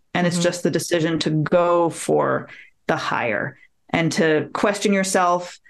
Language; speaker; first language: English; native; English